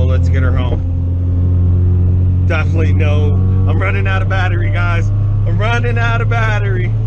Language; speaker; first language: English; native; English